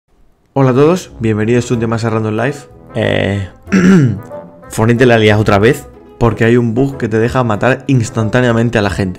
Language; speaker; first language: Spanish; native; Spanish